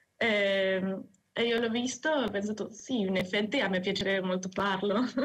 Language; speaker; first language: Italian; non-native, fluent; Spanish